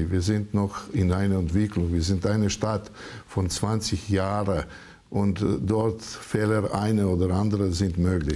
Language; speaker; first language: German; non-native, learner; Croatian